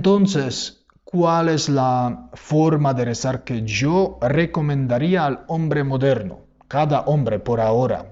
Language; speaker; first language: Spanish; non-native, fluent; Polish